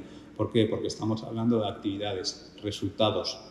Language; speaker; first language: Spanish; native; Spanish